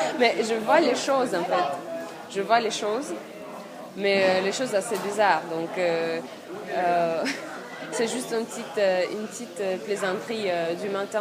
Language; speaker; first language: French; non-native, fluent; Russian